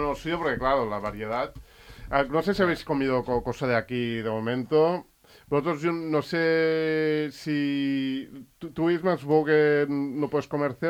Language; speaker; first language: Spanish; non-native, local second language; Catalan